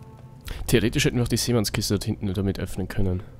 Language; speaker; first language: German; native; German